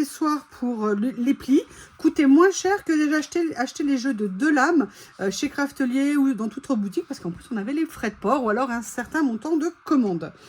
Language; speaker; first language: French; native; French